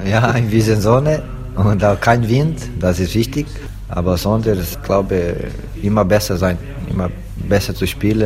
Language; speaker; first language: German; non-native, learner; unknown